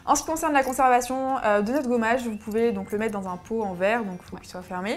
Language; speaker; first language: French; native; French